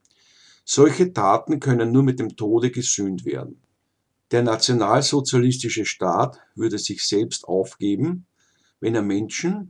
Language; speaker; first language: German; native; German